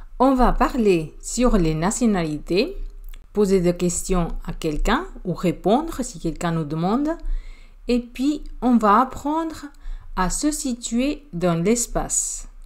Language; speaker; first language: French; non-native, fluent; Spanish